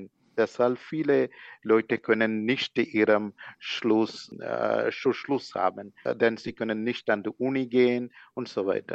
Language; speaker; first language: German; non-native, learner; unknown